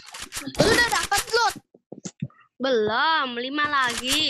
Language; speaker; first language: Indonesian; native; Indonesian